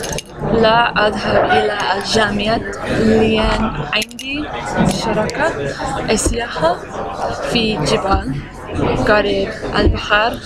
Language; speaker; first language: Arabic; non-native, learner; English